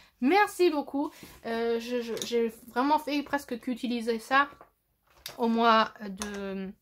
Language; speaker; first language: French; native; French